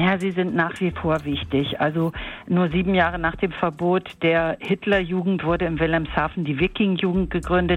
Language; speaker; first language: German; native; German